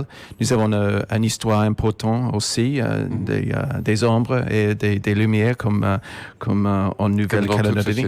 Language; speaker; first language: French; non-native, fluent; English